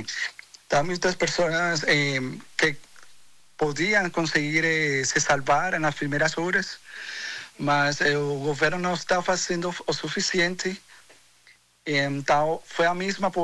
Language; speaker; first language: Portuguese; non-native, fluent; Spanish